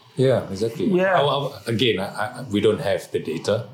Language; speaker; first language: English; non-native, local second language; Malay